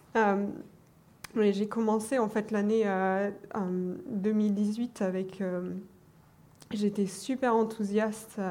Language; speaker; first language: French; non-native, fluent; German